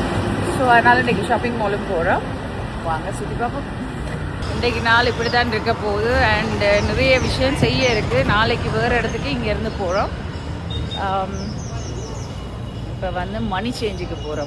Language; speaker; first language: Tamil; native; Tamil